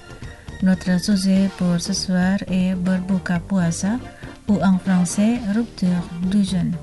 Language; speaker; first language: French; non-native, fluent; Indonesian